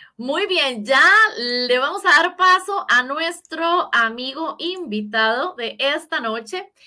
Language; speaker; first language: Spanish; native; Spanish